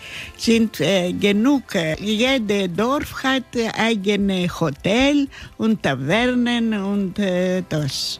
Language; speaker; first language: German; non-native, learner; Greek